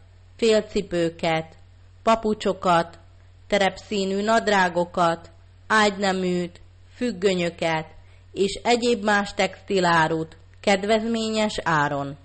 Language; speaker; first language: Hungarian; native; Hungarian